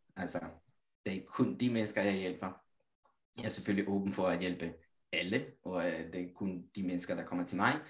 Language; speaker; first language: Danish; non-native, fluent; Italian